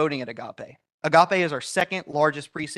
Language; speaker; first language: English; native; English